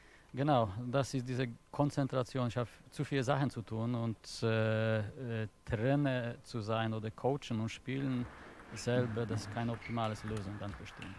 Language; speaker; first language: German; non-native, fluent; Polish